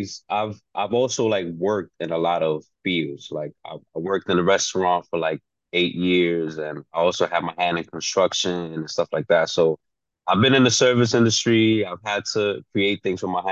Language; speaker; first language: English; early bilingual, other home language; Spanish